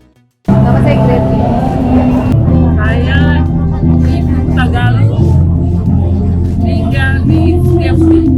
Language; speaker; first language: Indonesian; non-native, fluent; Filipino